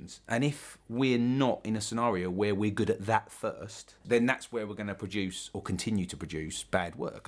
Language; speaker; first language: English; native; English